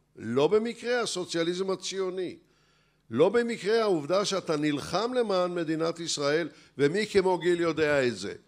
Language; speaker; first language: Hebrew; native; Hebrew